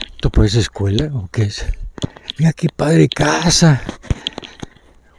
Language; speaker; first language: Spanish; native; Spanish